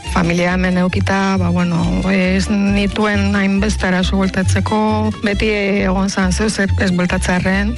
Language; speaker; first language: Basque; non-native, fluent; Romanian